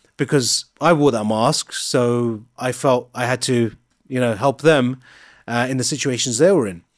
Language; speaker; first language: English; native; English